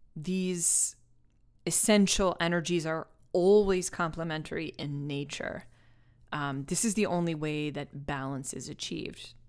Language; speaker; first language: English; native; English